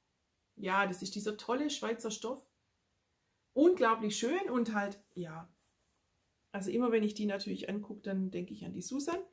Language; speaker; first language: German; native; German